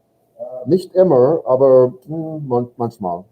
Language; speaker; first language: German; non-native, fluent; English